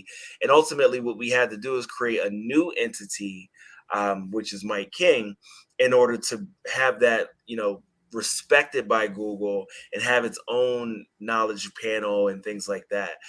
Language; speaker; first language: English; native; English